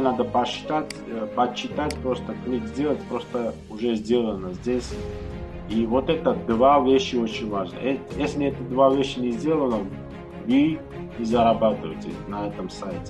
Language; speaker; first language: Russian; non-native, learner; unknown